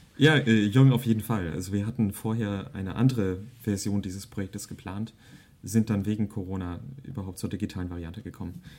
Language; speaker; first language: German; early bilingual, other home language; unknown